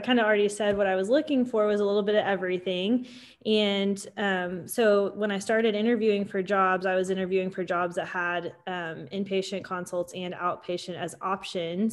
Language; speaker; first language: English; native; English